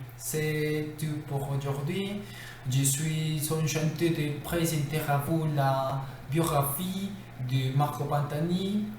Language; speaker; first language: French; non-native, learner; Spanish